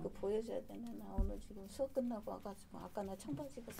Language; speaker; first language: Korean; native; Korean